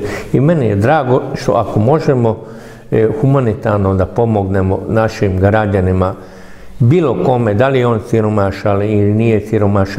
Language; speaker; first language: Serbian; non-native, local second language; Hungarian